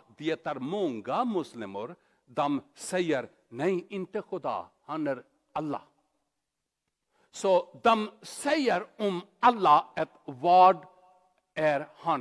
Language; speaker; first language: Swedish; non-native, learner; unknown